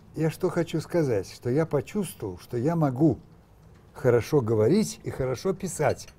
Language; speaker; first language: Russian; native; Russian